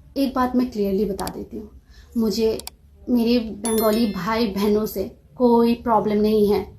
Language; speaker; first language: Hindi; non-native, local second language; Kok Borok